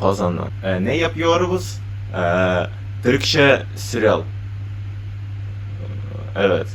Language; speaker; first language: Turkish; non-native, learner; Tatar